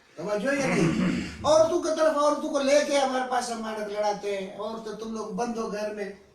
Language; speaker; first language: Urdu; non-native, local second language; Baluchi